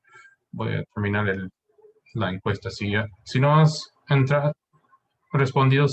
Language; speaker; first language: Spanish; non-native, fluent; English